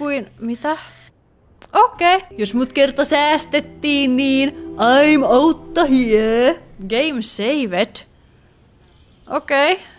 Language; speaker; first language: Finnish; native; Finnish